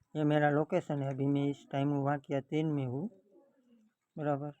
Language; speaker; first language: Hindi; non-native, local second language; Gujarati